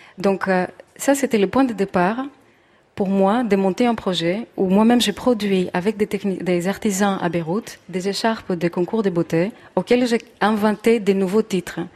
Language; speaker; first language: French; non-native, fluent; Greek